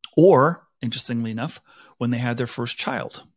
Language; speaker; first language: English; native; English